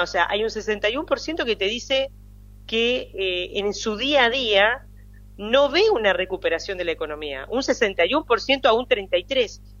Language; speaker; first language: Spanish; native; Spanish